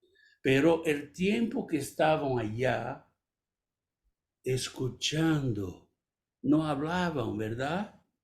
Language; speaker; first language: Spanish; non-native, fluent; Portuguese